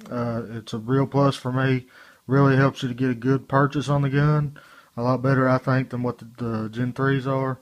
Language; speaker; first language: English; native; English